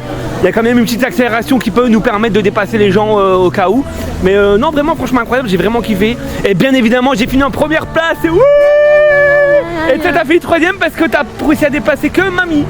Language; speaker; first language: French; native; French